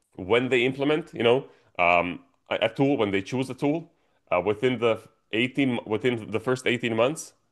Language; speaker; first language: English; non-native, fluent; Croatian